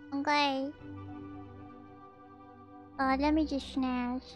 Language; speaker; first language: English; native; English